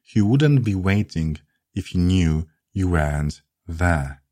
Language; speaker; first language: English; non-native, fluent; Polish